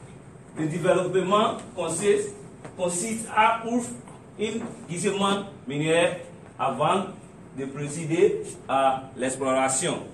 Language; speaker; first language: French; non-native, learner; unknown